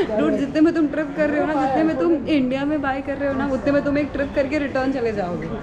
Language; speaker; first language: Hindi; native; Hindi